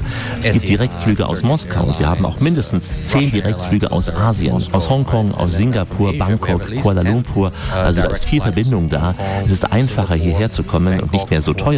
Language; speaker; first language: German; native; German